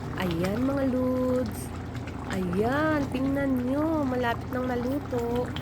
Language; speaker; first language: Filipino; non-native, local second language; Hiligaynon